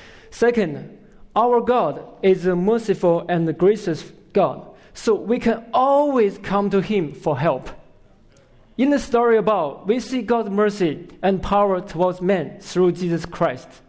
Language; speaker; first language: English; non-native, fluent; Chinese